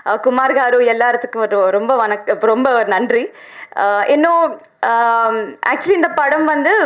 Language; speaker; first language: Tamil; non-native, learner; Telugu